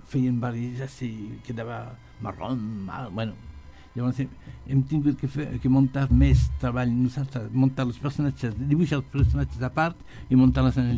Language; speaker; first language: Catalan; non-native, learner; French